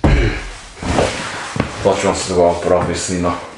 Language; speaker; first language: English; native; English